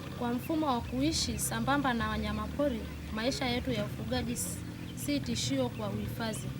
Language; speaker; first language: Swahili; non-native, local second language; Masai